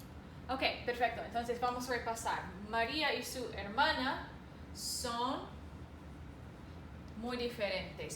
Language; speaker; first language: Spanish; non-native, fluent; English